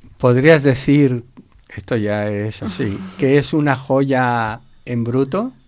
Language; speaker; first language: Spanish; native; Spanish